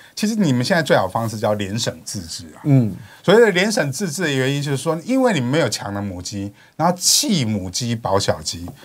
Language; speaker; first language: Chinese; native; Chinese